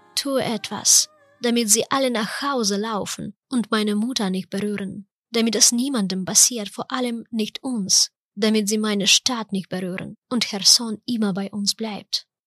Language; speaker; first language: German; non-native, fluent; Ukrainian